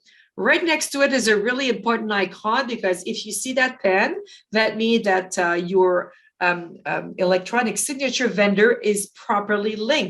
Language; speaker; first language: English; native; English